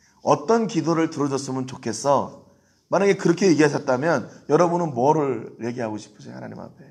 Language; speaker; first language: Korean; native; Korean